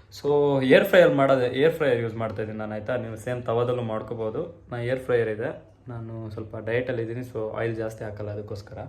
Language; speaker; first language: Kannada; native; Kannada